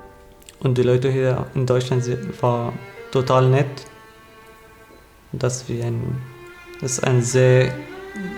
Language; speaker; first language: German; non-native, learner; Arabic